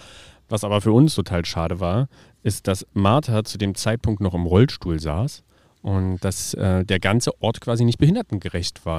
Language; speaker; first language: German; native; German